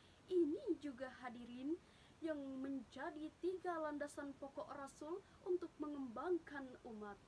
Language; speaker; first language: Indonesian; native; Indonesian